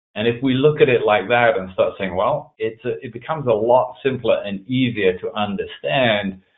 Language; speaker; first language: English; native; English